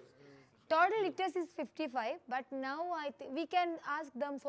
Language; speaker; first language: English; non-native, learner; Malayalam